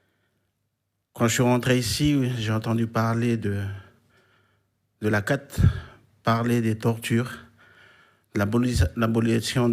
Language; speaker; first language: French; non-native, local second language; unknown